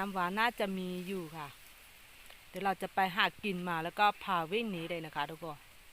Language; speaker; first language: Thai; non-native, local second language; Karen languages